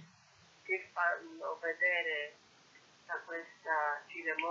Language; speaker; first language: Italian; non-native, learner; Polish